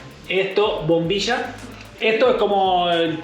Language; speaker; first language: Spanish; native; Spanish